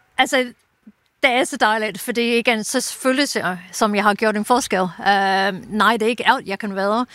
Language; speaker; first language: Danish; non-native, fluent; English